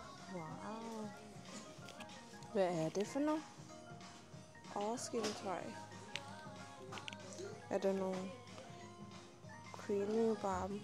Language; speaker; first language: Danish; non-native, learner; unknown